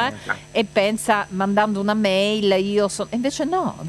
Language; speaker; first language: Italian; native; Italian